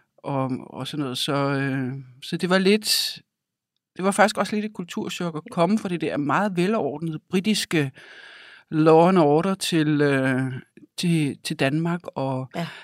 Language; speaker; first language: Danish; native; Danish